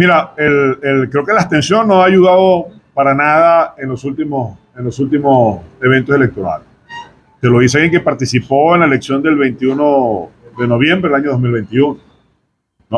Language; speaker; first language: Spanish; native; Spanish